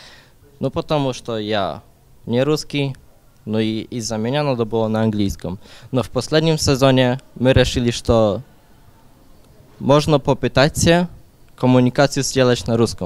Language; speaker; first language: Russian; non-native, learner; Polish